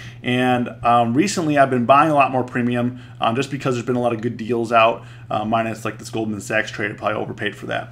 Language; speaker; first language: English; native; English